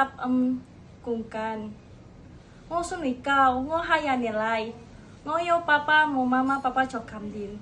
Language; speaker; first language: Cantonese; non-native, learner; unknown